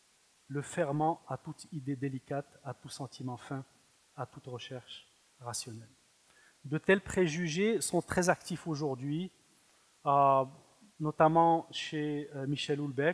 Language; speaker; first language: French; non-native, fluent; Arabic